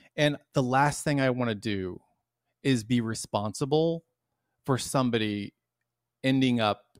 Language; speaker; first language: English; native; English